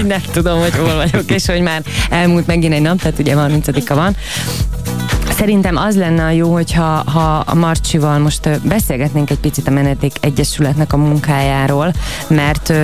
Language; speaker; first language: Hungarian; native; Hungarian